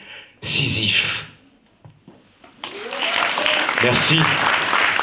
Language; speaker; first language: French; native; French